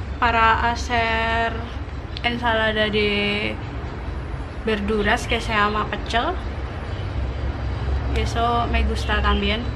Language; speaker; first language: Spanish; non-native, learner; Indonesian